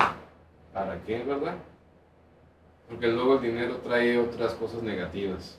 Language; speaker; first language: Spanish; native; Spanish